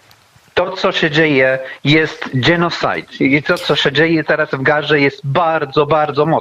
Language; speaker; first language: Polish; non-native, fluent; Arabic